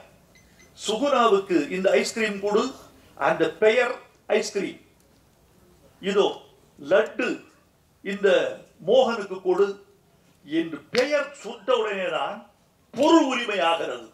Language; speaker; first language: Tamil; native; Tamil